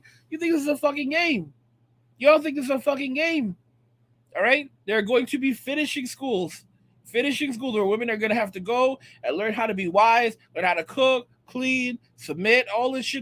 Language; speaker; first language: English; native; English